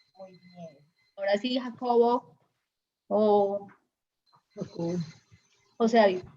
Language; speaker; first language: Spanish; native; Spanish